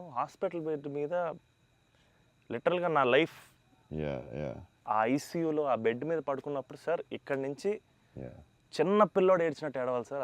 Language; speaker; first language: Telugu; native; Telugu